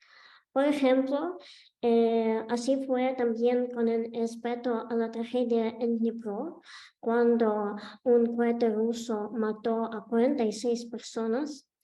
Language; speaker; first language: Spanish; non-native, fluent; Ukrainian